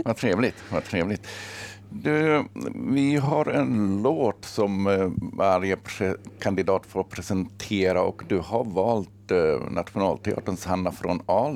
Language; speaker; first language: Swedish; native; Swedish